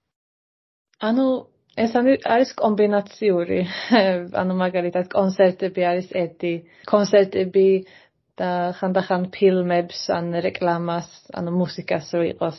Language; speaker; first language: Georgian; early bilingual, heritage; Georgian